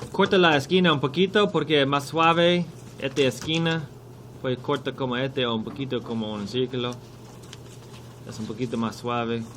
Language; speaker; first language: Spanish; non-native, learner; English